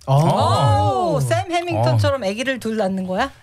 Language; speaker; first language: Korean; native; Korean